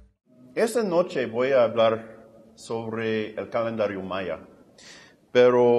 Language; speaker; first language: Spanish; non-native, fluent; English